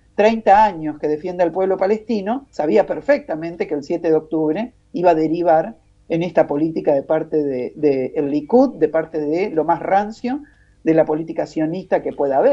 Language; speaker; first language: Spanish; native; Spanish